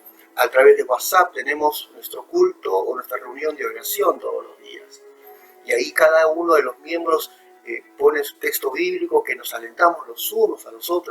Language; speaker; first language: Spanish; native; Spanish